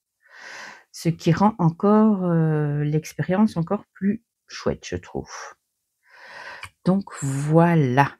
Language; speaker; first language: French; native; French